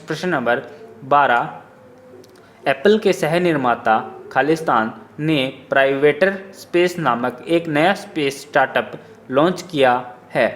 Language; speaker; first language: Hindi; native; Hindi